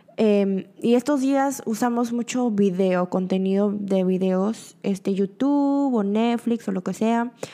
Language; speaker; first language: Spanish; early bilingual, other home language; Korean